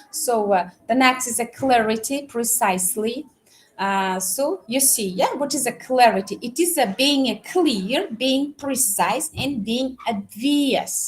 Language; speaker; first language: English; non-native, fluent; Uzbek